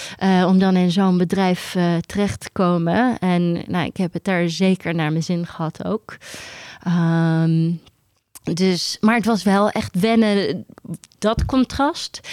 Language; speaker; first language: Dutch; early bilingual, heritage; Dutch